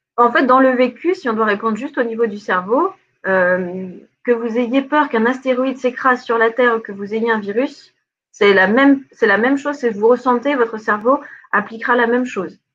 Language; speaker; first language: French; native; French